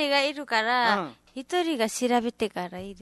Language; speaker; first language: Japanese; non-native, learner; Nepali